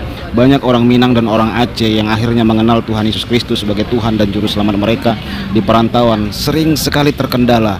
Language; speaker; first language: Indonesian; native; Indonesian